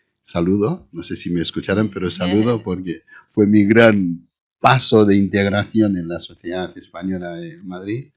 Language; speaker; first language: Spanish; non-native, fluent; Haitian Creole